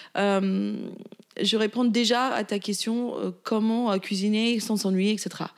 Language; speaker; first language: French; non-native, fluent; English